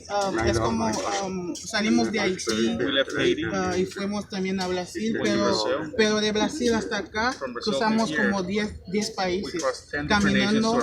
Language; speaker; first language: Spanish; non-native, fluent; Haitian Creole